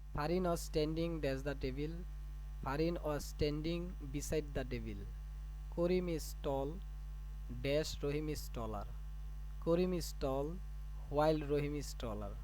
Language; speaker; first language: English; non-native, local second language; Bangla